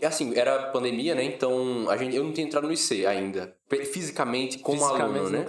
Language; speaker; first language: Portuguese; native; Portuguese